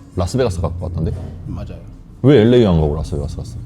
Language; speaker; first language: Korean; native; Korean